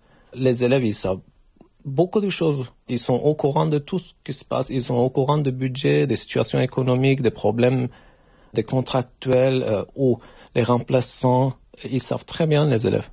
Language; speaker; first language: French; non-native, fluent; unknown